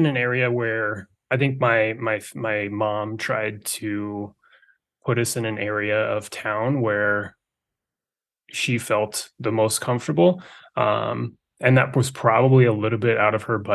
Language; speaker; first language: English; native; English